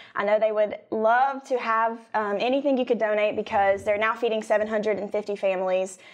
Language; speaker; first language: English; native; English